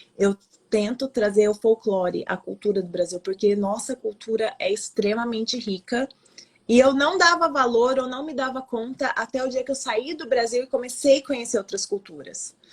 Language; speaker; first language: Portuguese; native; Portuguese